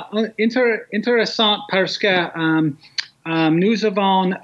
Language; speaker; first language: French; non-native, learner; English